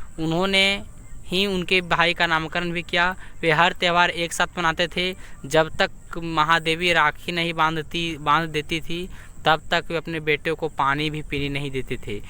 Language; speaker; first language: Hindi; native; Hindi